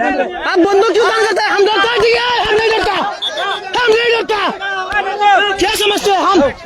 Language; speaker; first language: Hindi; non-native, learner; Bangla